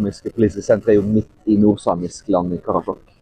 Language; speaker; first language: Norwegian; native; Norwegian